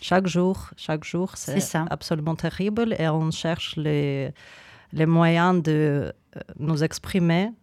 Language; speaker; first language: French; non-native, fluent; Ukrainian